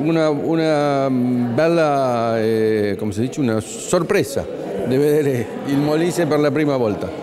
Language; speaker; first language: Italian; non-native, learner; Spanish